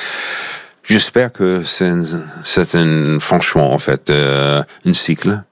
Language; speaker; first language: French; non-native, fluent; English